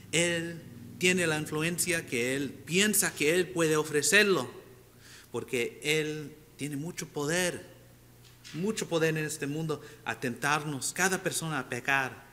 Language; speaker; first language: Spanish; non-native, fluent; English